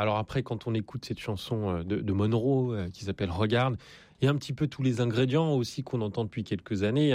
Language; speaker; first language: French; native; French